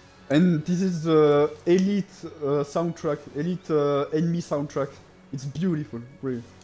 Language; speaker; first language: English; non-native, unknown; French